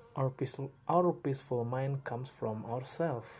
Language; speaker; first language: English; non-native, learner; Indonesian